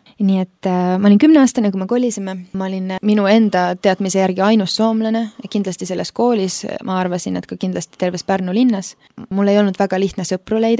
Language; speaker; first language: Estonian; early bilingual, other home language; Finnish